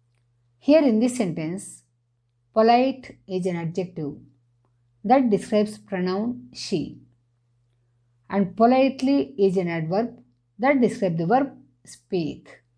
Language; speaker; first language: English; non-native, fluent; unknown